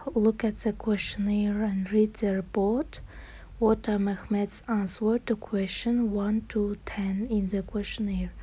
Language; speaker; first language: English; non-native, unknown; Kazakh